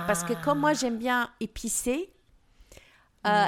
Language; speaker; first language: French; non-native, fluent; English